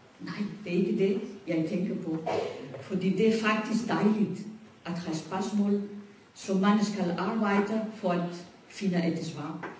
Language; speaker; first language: Danish; non-native, fluent; Spanish